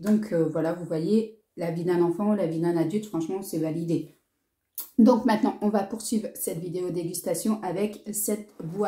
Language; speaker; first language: French; native; French